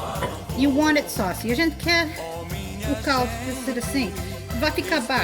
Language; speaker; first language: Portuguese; early bilingual, heritage; Portuguese